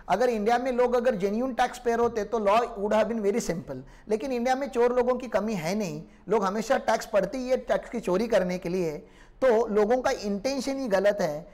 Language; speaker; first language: Hindi; non-native, local second language; Marathi